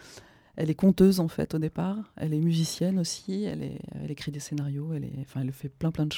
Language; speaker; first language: French; native; French